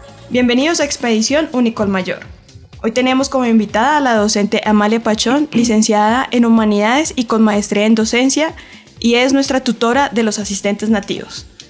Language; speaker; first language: Spanish; native; Spanish